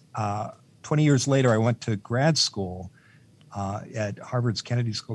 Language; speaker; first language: English; native; English